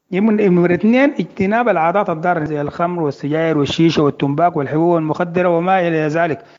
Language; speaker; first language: Arabic; native; Arabic